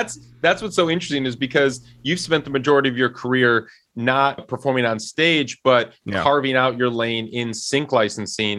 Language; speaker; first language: English; native; English